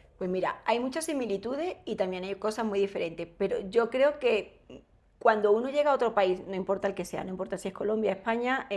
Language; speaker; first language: Spanish; native; Spanish